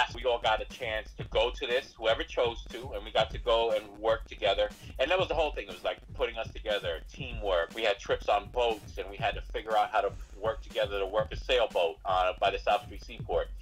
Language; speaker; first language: English; native; English